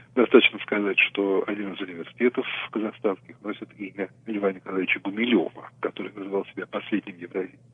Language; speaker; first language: Russian; native; Russian